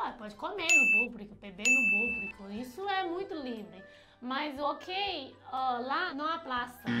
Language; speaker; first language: Portuguese; non-native, learner; Chinese